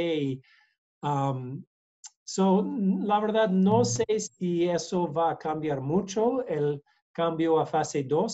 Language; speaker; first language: Spanish; non-native, learner; English